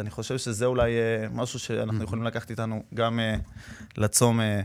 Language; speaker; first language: Hebrew; native; Hebrew